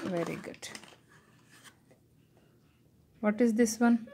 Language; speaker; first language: English; non-native, local second language; Telugu